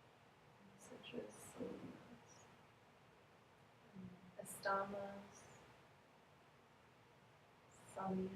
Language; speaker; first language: Spanish; non-native, learner; English